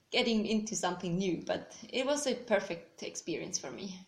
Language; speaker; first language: English; non-native, fluent; Swiss German